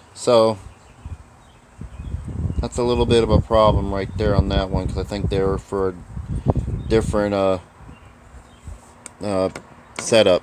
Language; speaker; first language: English; native; English